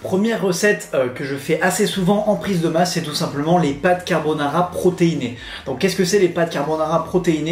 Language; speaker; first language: French; native; French